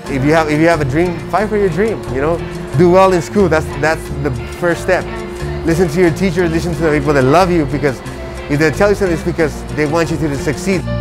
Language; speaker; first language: English; early bilingual, other home language; Spanish